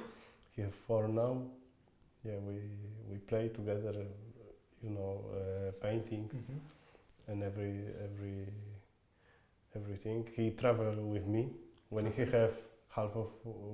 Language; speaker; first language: English; non-native, fluent; Polish